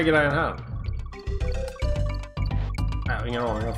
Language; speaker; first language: Swedish; native; Swedish